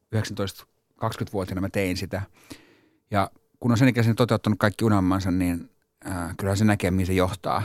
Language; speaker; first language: Finnish; native; Finnish